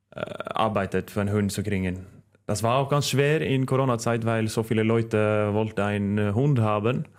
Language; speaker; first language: German; non-native, fluent; Norwegian